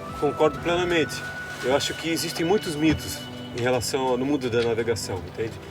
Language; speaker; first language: Portuguese; native; Portuguese